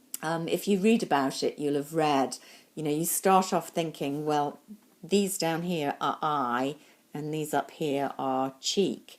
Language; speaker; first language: English; native; English